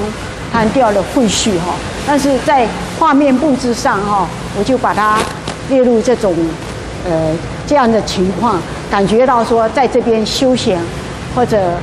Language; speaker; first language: Chinese; native; Chinese